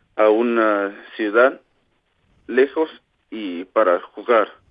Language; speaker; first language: Spanish; non-native, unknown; Kalaallisut